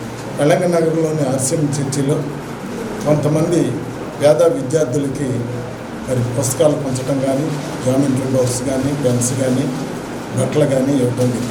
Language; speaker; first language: Telugu; native; Telugu